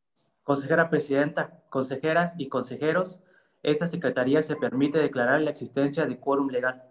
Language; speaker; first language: Spanish; native; Spanish